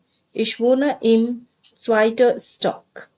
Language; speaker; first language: German; non-native, fluent; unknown